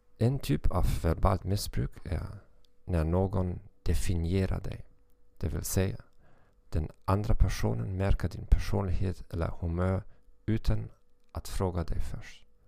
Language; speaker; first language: Swedish; non-native, fluent; German